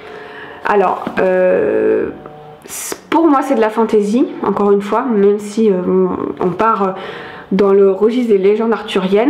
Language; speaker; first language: French; native; French